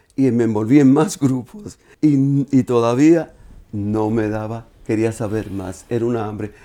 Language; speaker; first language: Spanish; native; Spanish